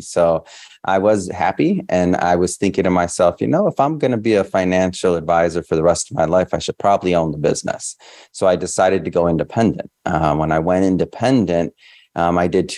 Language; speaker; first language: English; native; English